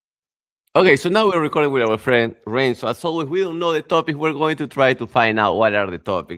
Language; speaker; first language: English; non-native, fluent; Spanish